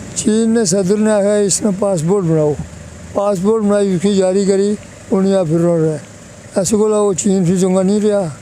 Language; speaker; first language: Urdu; non-native, local second language; Pahari-Potwari